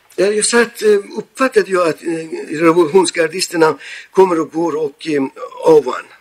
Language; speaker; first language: Swedish; non-native, fluent; Persian